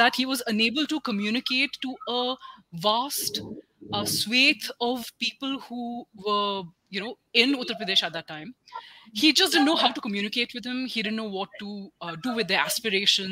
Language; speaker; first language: English; non-native, local second language; Hindi